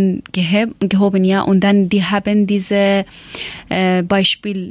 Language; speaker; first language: German; non-native, learner; Persian